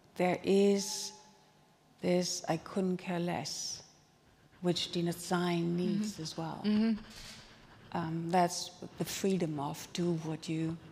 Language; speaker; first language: English; non-native, fluent; German